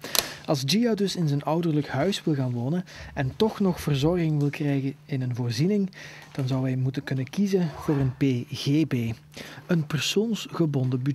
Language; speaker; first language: Dutch; native; Dutch